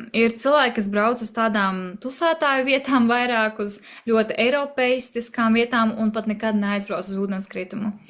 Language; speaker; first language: Latvian; native; Latvian